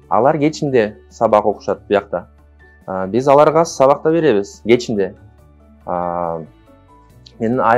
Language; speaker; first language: Kyrgyz; non-native, local second language; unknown